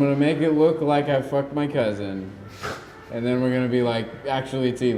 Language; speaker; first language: English; native; English